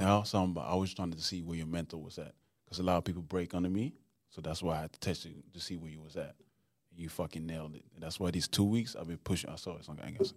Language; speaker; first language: English; non-native, fluent; Norwegian